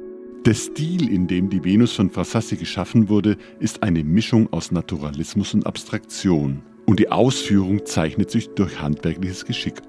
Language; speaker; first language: German; native; German